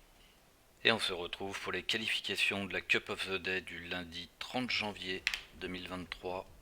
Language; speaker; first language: French; native; French